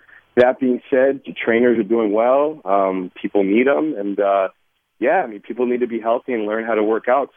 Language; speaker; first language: English; native; English